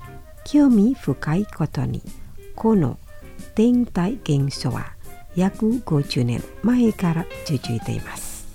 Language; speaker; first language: Japanese; non-native, fluent; Indonesian